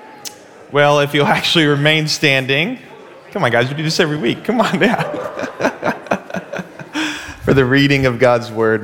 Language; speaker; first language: English; native; English